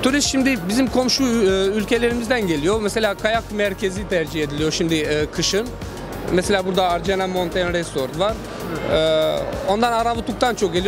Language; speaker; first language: Turkish; non-native, fluent; Albanian